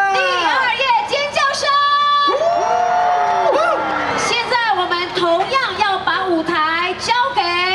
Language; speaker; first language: Chinese; native; Chinese